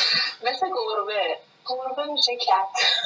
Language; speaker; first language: Persian; native; Persian